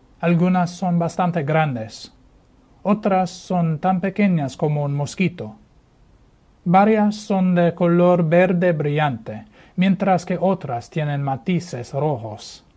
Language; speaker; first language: Spanish; non-native, fluent; English